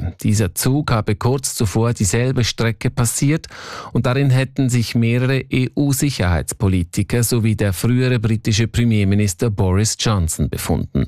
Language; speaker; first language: German; native; German